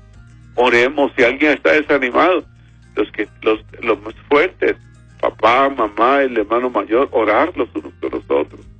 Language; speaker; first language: Spanish; native; Spanish